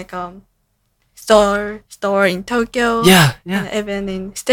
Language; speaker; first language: English; non-native, learner; Japanese